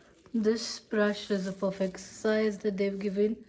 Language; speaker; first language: English; non-native, local second language; Hindi